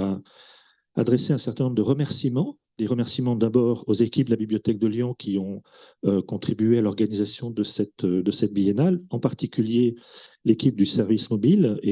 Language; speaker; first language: French; native; French